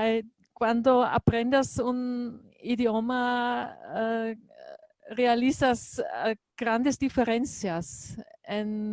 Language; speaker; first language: Spanish; non-native, learner; German